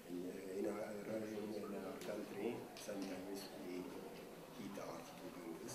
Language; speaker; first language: English; non-native, learner; Amharic